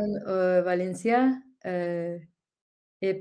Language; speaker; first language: French; non-native, learner; Spanish